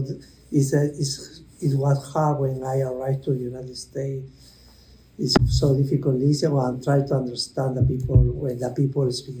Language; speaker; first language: English; non-native, learner; Spanish